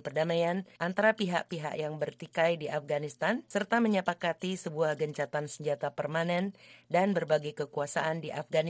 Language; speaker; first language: Indonesian; native; Indonesian